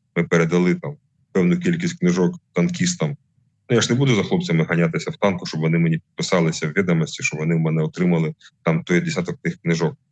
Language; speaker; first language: Ukrainian; native; Ukrainian